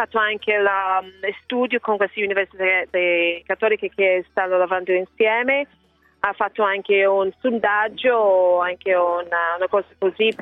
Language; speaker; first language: Italian; non-native, learner; English